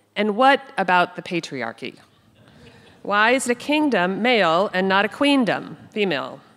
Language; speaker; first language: English; native; English